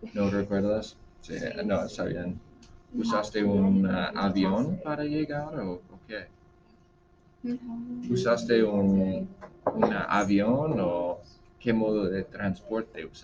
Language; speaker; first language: Spanish; non-native, fluent; English